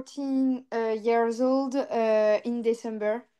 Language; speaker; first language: English; non-native, learner; French